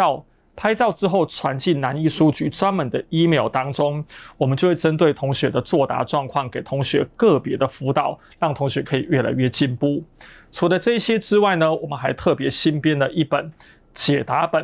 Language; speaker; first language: Chinese; native; Chinese